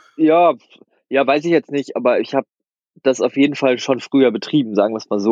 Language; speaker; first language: German; native; German